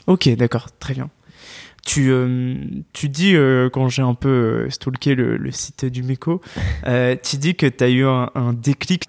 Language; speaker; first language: French; native; French